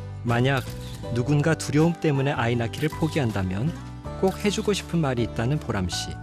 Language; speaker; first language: Korean; native; Korean